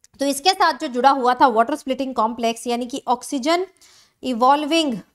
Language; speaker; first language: Hindi; native; Hindi